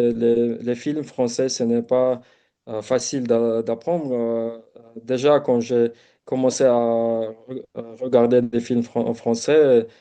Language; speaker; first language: French; non-native, local second language; Arabic